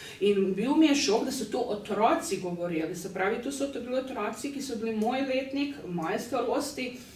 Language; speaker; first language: Slovenian; early bilingual, other home language; Bosnian